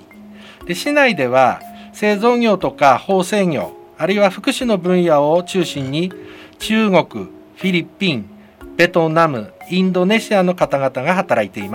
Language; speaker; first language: Japanese; native; Japanese